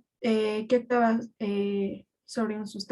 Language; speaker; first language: Spanish; native; Spanish